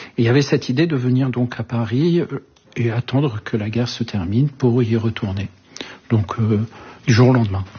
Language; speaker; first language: French; early bilingual, other home language; Arabic